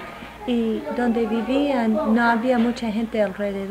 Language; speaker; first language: Spanish; non-native, fluent; English